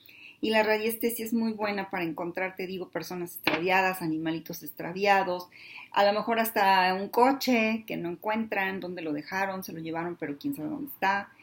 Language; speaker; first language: Spanish; native; Spanish